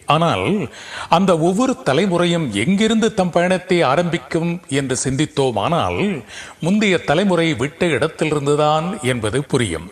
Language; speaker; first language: Tamil; native; Tamil